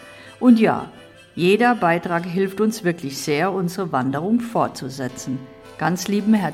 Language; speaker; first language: German; native; German